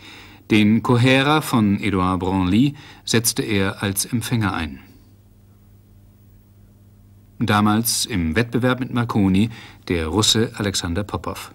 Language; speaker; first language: German; native; German